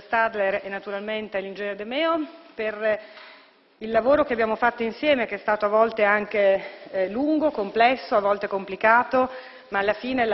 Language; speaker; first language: Italian; native; Italian